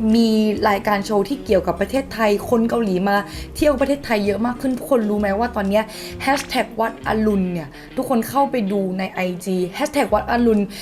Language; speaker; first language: Thai; native; Thai